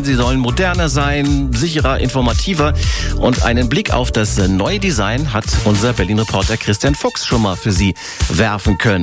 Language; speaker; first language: German; native; German